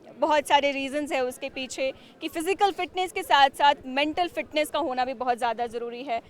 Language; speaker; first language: Hindi; native; Hindi